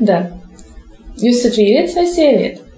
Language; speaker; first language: Latvian; non-native, local second language; Russian